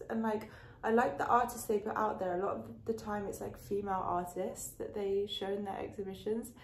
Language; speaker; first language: English; early bilingual, other home language; French